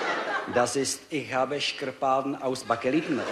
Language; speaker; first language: German; non-native, learner; Czech